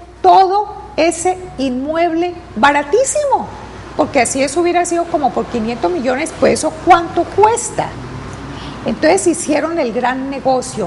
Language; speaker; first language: Spanish; native; Spanish